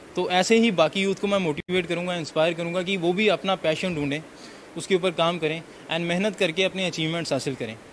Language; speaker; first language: Hindi; native; Hindi